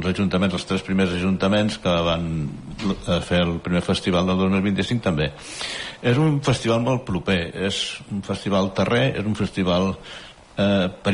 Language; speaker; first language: Catalan; native; Catalan